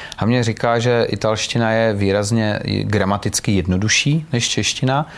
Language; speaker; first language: Czech; native; Czech